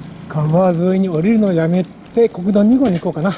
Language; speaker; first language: Japanese; native; Japanese